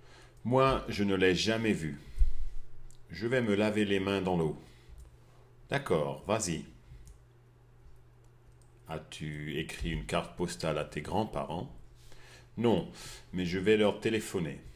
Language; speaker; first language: French; non-native, fluent; German